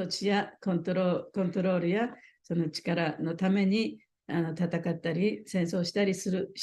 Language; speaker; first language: Japanese; native; Japanese